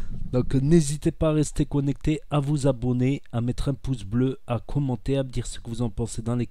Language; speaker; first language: French; native; French